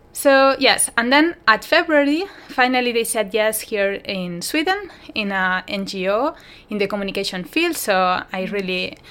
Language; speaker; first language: English; non-native, fluent; Spanish